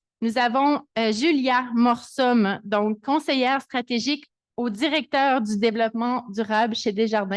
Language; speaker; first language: French; native; French